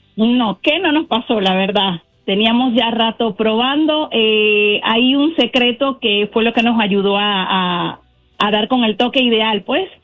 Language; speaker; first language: Spanish; native; Spanish